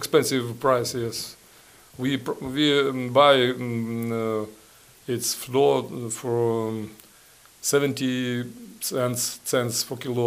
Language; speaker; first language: English; non-native, learner; Ukrainian